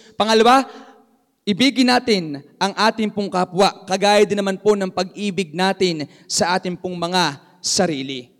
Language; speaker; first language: Filipino; native; Filipino